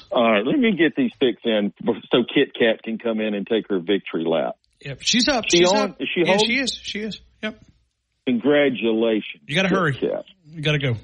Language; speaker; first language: English; native; English